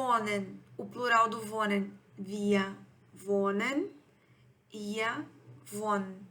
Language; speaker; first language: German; non-native, fluent; Portuguese